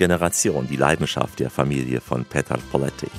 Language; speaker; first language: German; native; German